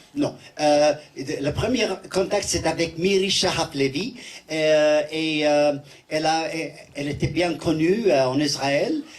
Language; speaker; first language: French; non-native, learner; English